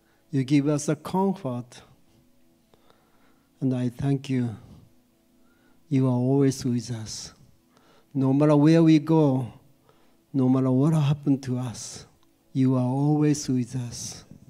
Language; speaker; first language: English; non-native, fluent; Japanese